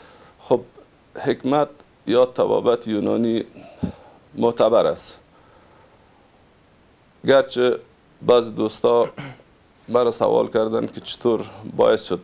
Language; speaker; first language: Persian; native; Persian